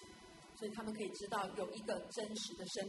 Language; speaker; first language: Chinese; native; Chinese